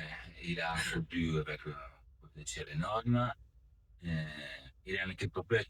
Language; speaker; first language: French; non-native, learner; Italian